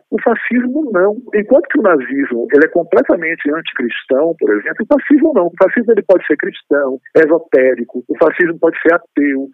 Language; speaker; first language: Portuguese; native; Portuguese